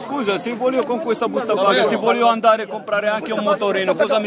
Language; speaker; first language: Italian; non-native, learner; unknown